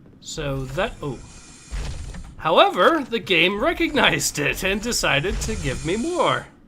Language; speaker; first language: English; native; English